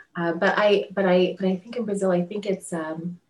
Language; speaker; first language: English; native; English